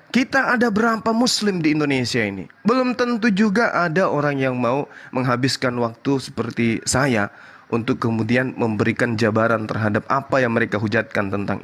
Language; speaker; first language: Indonesian; native; Indonesian